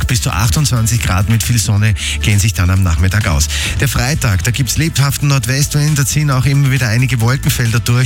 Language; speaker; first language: German; native; German